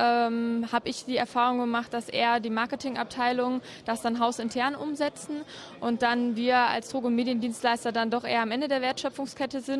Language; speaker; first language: German; native; German